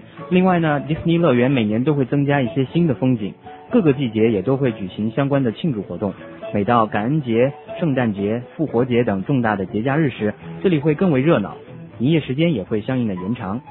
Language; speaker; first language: Chinese; native; Chinese